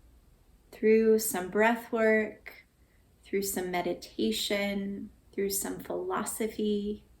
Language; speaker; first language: English; native; English